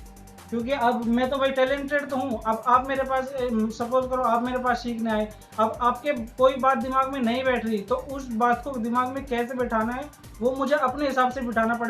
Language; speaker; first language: Hindi; native; Hindi